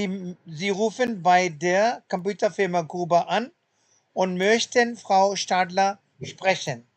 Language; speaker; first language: German; non-native, fluent; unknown